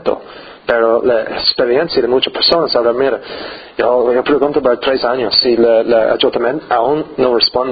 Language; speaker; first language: Spanish; non-native, learner; English